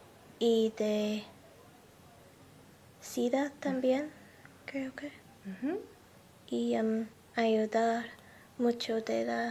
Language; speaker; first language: Spanish; non-native, learner; English